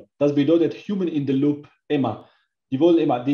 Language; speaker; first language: German; non-native, learner; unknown